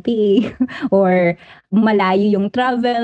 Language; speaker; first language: English; non-native, local second language; Waray